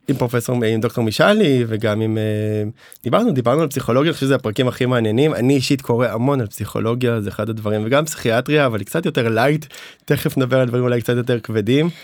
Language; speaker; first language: Hebrew; native; Hebrew